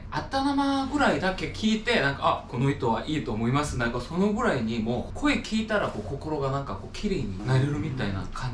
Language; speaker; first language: Japanese; non-native, fluent; Korean